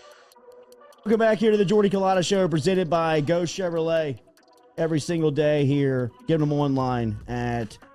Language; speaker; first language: English; native; English